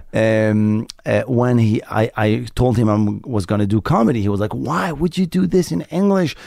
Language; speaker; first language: English; non-native, fluent; Arabic